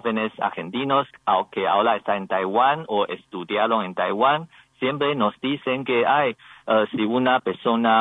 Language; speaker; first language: Spanish; non-native, learner; Chinese